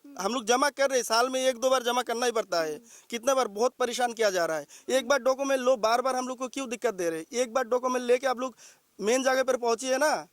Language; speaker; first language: Hindi; non-native, local second language; Bangla